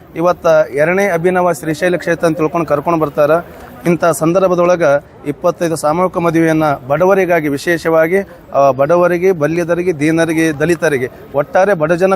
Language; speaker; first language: Kannada; native; Kannada